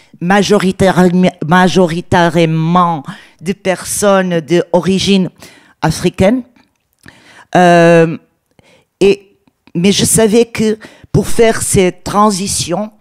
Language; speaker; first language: French; non-native, learner; Portuguese